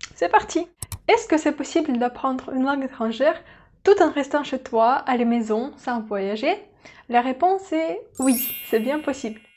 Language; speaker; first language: French; non-native, fluent; Russian